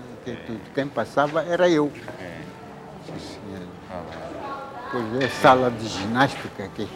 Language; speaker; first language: Portuguese; non-native, local second language; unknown